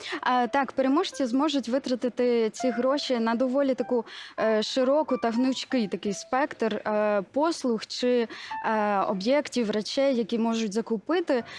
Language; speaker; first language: Ukrainian; native; Ukrainian